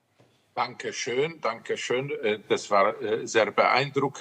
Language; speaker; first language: German; non-native, fluent; Polish